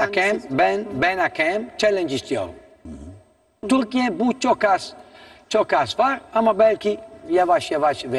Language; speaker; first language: Turkish; non-native, learner; Italian